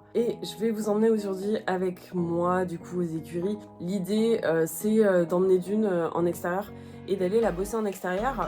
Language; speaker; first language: French; native; French